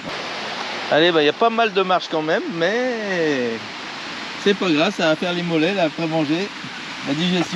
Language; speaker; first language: French; native; French